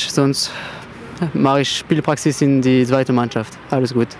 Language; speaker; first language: German; non-native, fluent; French